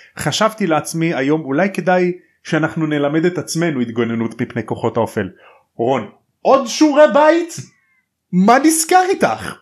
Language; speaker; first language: Hebrew; native; Hebrew